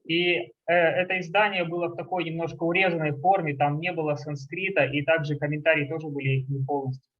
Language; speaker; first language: Russian; native; Russian